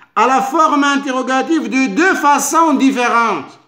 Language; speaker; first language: French; non-native, local second language; Arabic